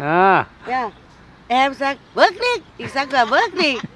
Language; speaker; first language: German; non-native, learner; Thai